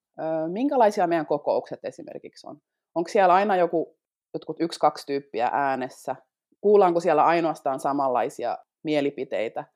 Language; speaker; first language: Finnish; native; Finnish